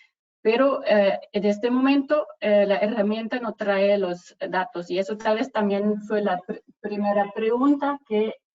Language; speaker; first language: Spanish; non-native, fluent; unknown